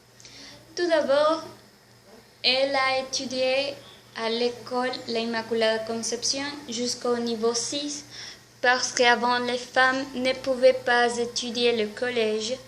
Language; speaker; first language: French; non-native, learner; Spanish